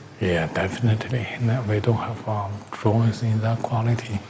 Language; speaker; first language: English; non-native, fluent; Chinese